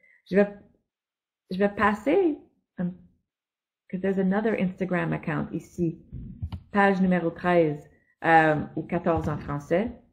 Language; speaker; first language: French; non-native, fluent; English